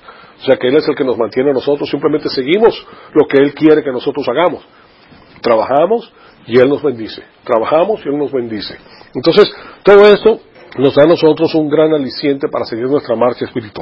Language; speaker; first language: Spanish; native; Spanish